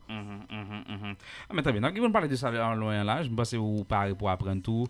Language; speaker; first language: French; non-native, local second language; Haitian Creole